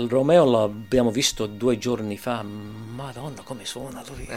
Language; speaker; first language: Italian; early bilingual, heritage; English